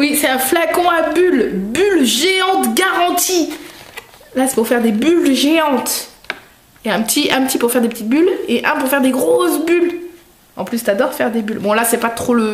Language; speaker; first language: French; native; French